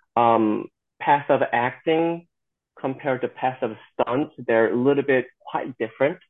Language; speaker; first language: English; non-native, fluent; Korean